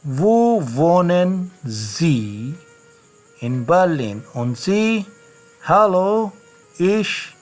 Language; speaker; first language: German; non-native, learner; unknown